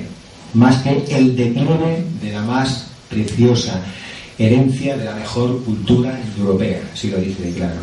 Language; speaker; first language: Spanish; native; Spanish